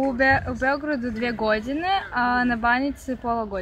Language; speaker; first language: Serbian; non-native, learner; Belarusian